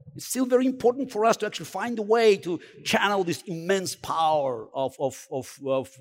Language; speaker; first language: English; non-native, fluent; Azerbaijani